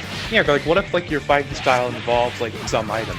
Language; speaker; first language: English; native; English